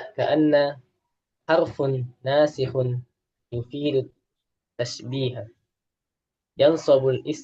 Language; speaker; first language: Arabic; non-native, learner; Indonesian